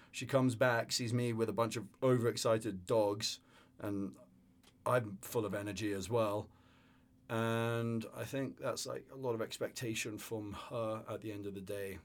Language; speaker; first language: English; native; English